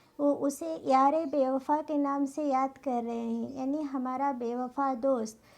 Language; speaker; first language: Urdu; native; Urdu